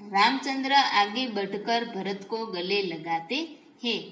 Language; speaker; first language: Hindi; non-native, local second language; Gujarati